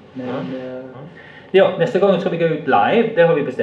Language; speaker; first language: Swedish; non-native, fluent; English